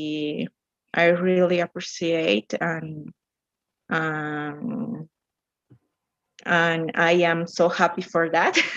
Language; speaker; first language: English; non-native, learner; Spanish